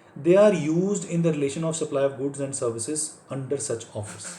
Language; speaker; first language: English; non-native, local second language; Punjabi